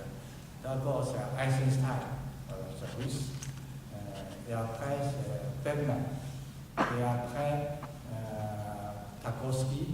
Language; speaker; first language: French; non-native, fluent; Chinese